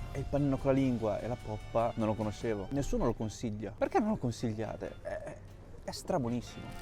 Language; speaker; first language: Italian; early bilingual, other home language; Chinese